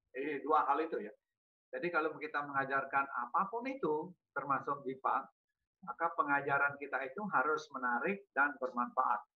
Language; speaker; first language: Indonesian; native; Indonesian